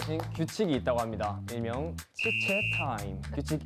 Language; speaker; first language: Korean; native; Korean